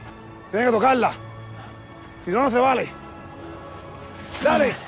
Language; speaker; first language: Spanish; native; Spanish